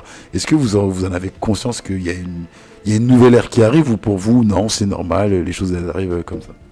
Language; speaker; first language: French; native; French